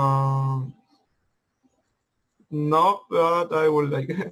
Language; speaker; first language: English; non-native, learner; Spanish